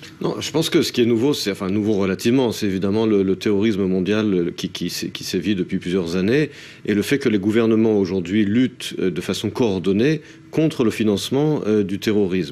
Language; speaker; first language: French; native; French